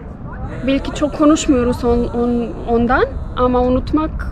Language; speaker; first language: Turkish; early bilingual, other home language; Bosnian